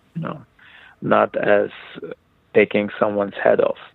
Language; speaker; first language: English; non-native, fluent; Hebrew